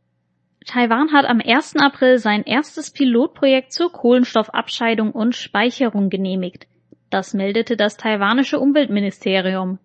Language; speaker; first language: German; native; German